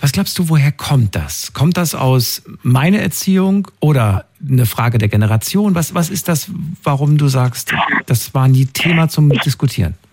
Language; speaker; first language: German; native; German